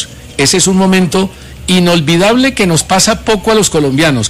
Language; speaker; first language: Spanish; native; Spanish